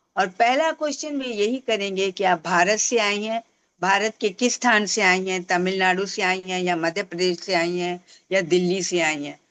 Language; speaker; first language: Hindi; non-native, local second language; Tamil